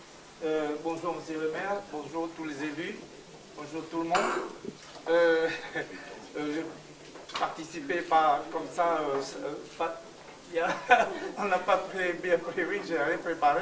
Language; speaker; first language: French; non-native, fluent; Chinese